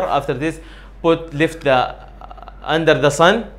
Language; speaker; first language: English; non-native, learner; Arabic